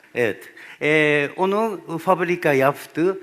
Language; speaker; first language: Turkish; non-native, learner; Japanese